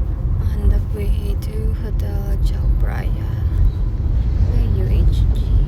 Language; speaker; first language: English; non-native, fluent; Filipino